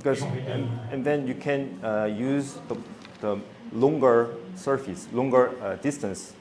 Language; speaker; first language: English; non-native, fluent; Korean